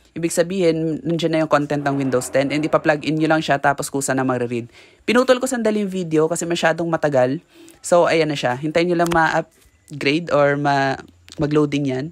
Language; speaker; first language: Filipino; native; Filipino